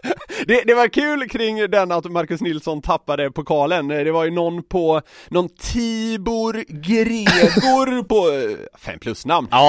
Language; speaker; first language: Swedish; native; Swedish